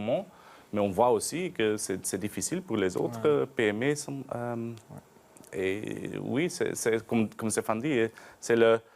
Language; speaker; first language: French; non-native, learner; Dutch